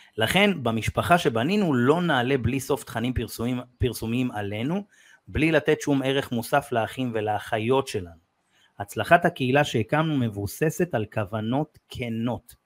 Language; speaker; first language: Hebrew; native; Hebrew